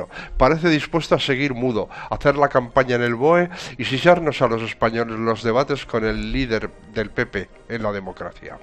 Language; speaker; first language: Spanish; native; Spanish